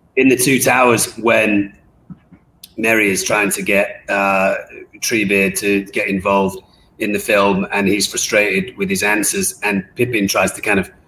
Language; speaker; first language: English; native; English